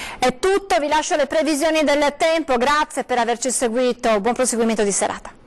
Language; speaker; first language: Italian; native; Italian